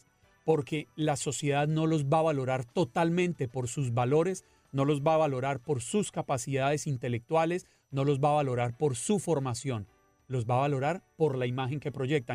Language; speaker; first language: Spanish; native; Spanish